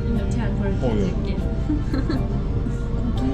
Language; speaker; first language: Korean; non-native, learner; Persian